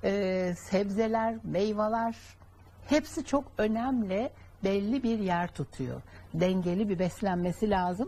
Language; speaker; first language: Turkish; native; Turkish